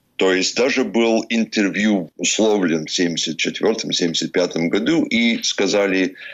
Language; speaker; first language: Russian; early bilingual, heritage; Russian